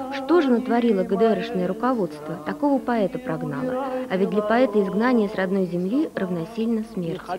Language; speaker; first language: Russian; native; Russian